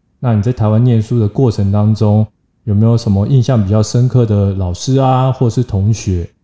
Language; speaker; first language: Chinese; native; Chinese